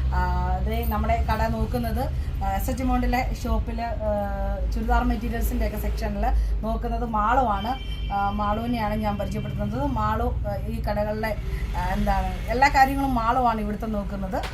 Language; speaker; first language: Malayalam; native; Malayalam